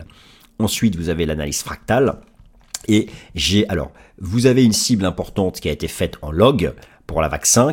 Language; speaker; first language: French; native; French